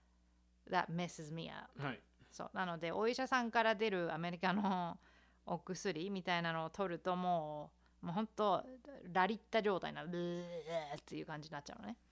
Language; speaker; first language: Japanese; native; Japanese